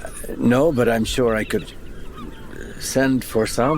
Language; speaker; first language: English; native; English